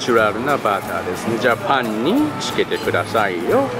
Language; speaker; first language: Japanese; native; Japanese